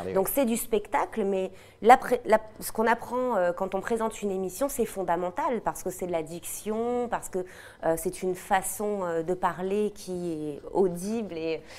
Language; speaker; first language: French; native; French